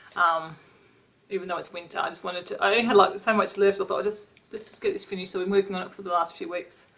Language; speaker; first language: English; native; English